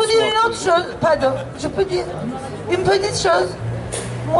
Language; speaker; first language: French; non-native, fluent; Turkish